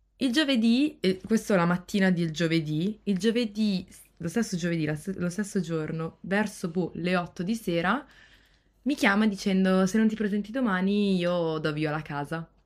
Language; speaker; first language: Italian; native; Italian